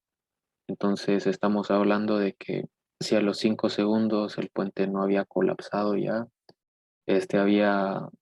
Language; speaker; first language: Spanish; native; Spanish